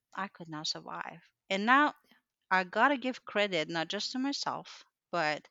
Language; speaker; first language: English; non-native, fluent; Persian